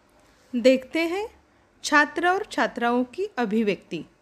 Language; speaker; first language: Hindi; non-native, local second language; Marathi